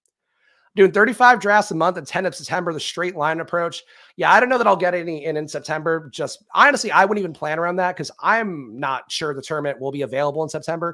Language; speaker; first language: English; native; English